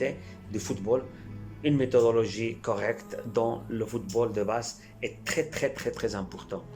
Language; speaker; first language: French; non-native, fluent; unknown